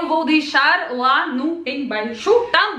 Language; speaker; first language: Portuguese; non-native, learner; Russian